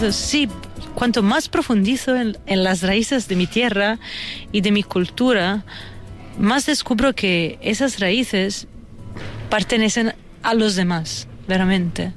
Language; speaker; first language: Spanish; non-native, fluent; Italian